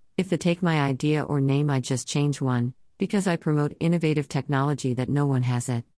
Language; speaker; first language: English; non-native, learner; Chinese